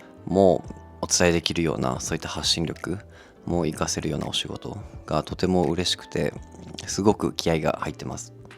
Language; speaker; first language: Japanese; native; Japanese